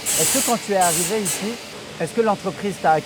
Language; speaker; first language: French; native; French